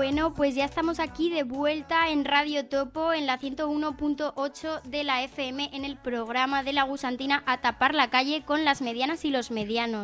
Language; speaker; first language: Spanish; native; Spanish